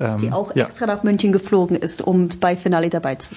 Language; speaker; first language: German; non-native, fluent; English